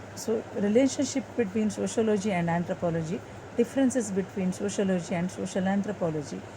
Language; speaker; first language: English; non-native, local second language; Kannada